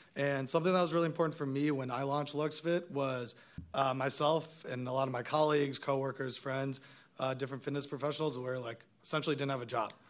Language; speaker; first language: English; non-native, fluent; Hebrew